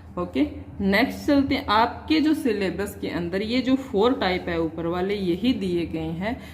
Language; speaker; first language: Hindi; native; Hindi